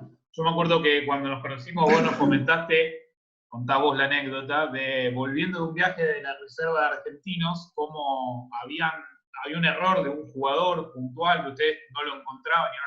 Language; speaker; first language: Spanish; native; Spanish